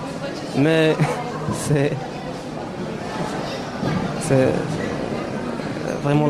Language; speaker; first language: French; non-native, learner; Arabic